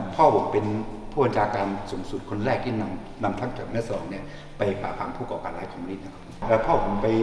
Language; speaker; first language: Thai; non-native, fluent; Chinese